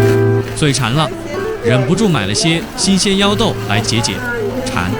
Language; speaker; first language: Chinese; native; Chinese